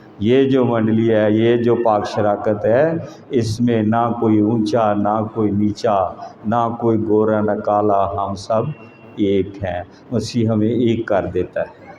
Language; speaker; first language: Urdu; non-native, local second language; Punjabi